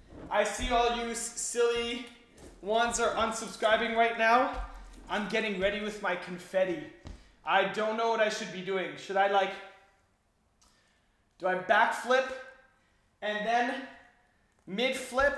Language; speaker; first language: English; non-native, local second language; French